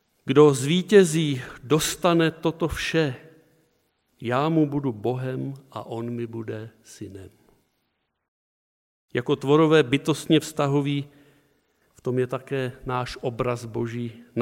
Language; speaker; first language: Czech; native; Czech